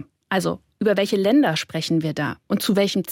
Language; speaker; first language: German; native; German